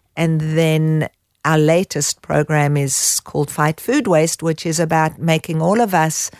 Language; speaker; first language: English; native; English